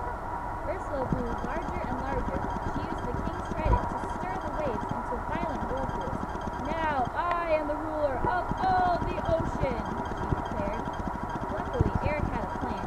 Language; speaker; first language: English; native; English